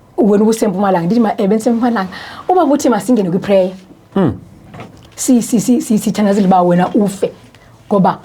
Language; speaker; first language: Zulu; non-native, local second language; Xhosa